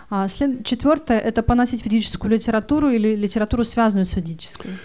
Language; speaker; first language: Russian; native; Russian